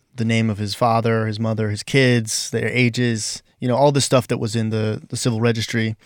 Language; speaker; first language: English; native; English